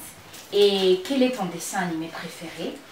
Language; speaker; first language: French; non-native, local second language; Kinyarwanda